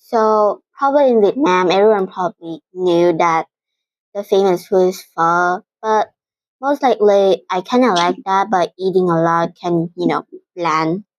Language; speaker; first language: English; non-native, fluent; Vietnamese